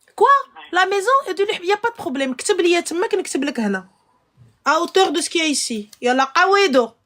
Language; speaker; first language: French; early bilingual, other home language; Arabic